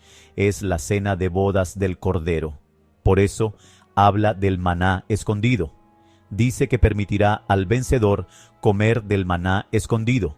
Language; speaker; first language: Spanish; native; Spanish